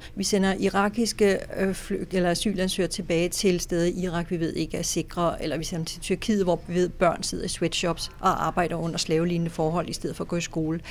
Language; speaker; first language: Danish; native; Danish